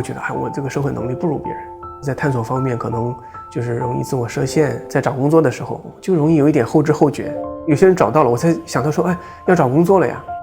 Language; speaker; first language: Chinese; native; Chinese